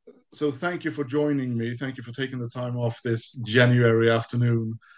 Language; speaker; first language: English; non-native, fluent; Swedish